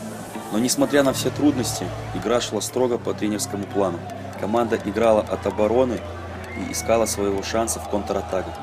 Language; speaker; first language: Russian; native; Russian